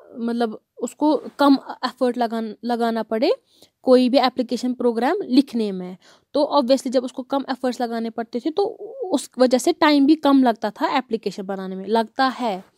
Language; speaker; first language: Hindi; non-native, local second language; Kashmiri